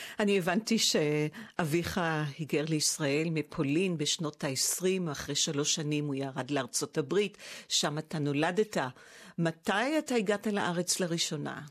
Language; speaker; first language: Hebrew; native; Hebrew